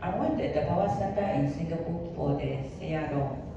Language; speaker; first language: English; non-native, learner; Burmese